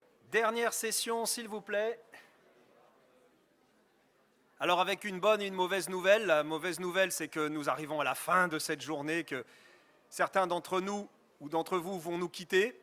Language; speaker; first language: French; native; French